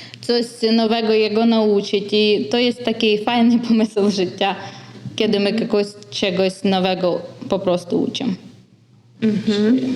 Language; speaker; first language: Polish; non-native, learner; Ukrainian